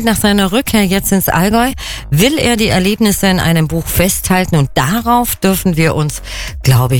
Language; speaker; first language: German; native; German